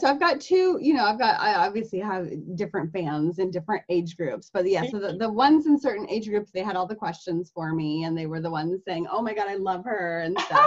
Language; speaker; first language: English; native; English